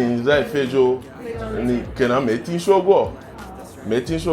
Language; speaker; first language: Chinese; non-native, fluent; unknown